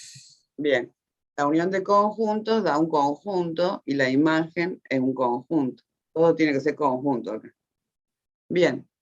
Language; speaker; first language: Spanish; native; Spanish